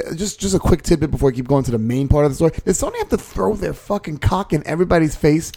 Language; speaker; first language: English; native; English